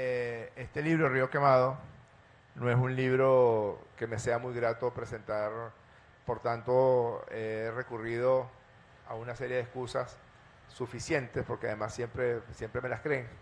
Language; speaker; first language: Spanish; native; Spanish